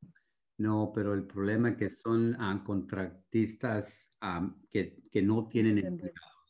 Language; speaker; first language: Spanish; early bilingual, heritage; Spanish